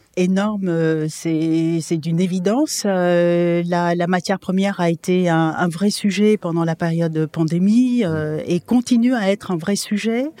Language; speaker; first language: French; non-native, local second language; Wolof